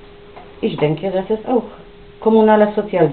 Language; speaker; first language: German; non-native, local second language; Polish